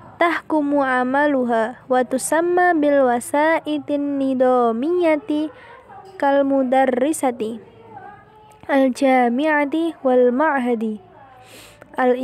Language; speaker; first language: Arabic; non-native, learner; Indonesian